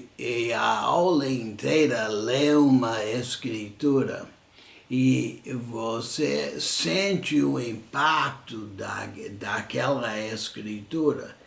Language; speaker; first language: Portuguese; non-native, fluent; English